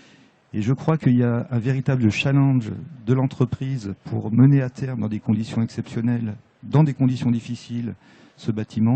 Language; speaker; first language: French; native; French